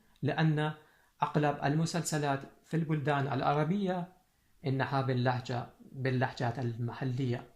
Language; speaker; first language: Arabic; non-native, fluent; Persian